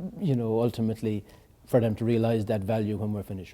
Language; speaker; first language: English; native; English